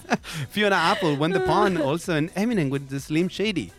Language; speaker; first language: English; non-native, fluent; Spanish